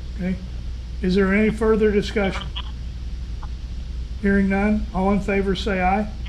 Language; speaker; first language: English; native; English